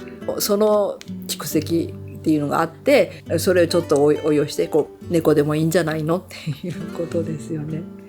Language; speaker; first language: Japanese; native; Japanese